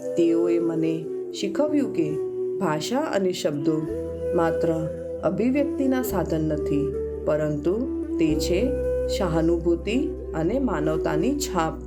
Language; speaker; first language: Gujarati; non-native, local second language; Kachhi